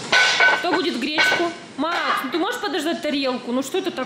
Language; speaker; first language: Russian; native; Russian